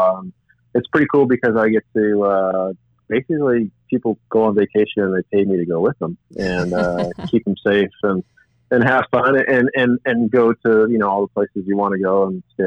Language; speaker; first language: English; native; English